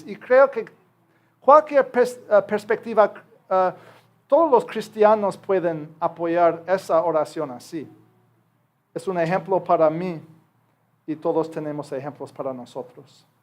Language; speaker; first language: Spanish; non-native, fluent; English